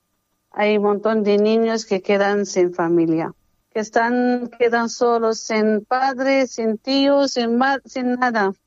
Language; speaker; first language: Spanish; non-native, learner; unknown